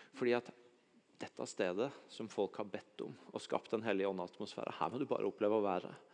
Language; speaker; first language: Norwegian; native; Norwegian